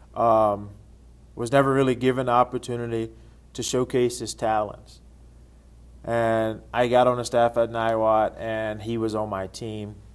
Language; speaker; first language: English; native; English